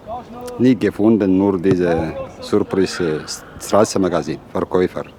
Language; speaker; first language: German; non-native, learner; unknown